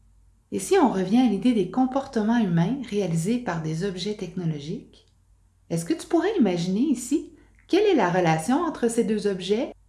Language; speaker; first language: French; native; French